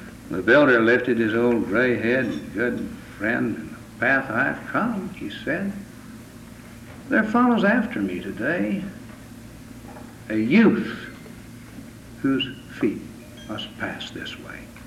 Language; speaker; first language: English; native; English